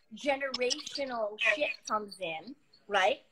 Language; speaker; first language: English; native; English